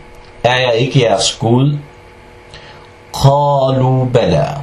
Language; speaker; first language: Danish; non-native, fluent; Arabic